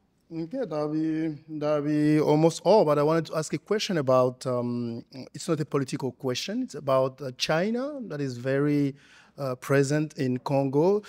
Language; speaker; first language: English; non-native, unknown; Lingala